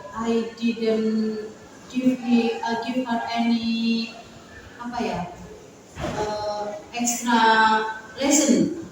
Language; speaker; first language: English; non-native, learner; Indonesian